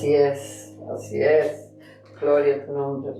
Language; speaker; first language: Spanish; native; Spanish